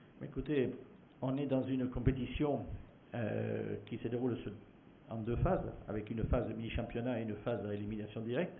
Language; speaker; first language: French; native; French